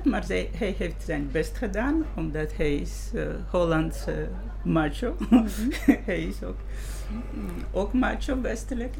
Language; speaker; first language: Dutch; non-native, fluent; Georgian